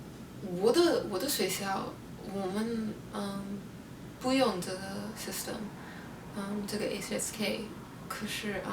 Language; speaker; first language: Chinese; non-native, learner; English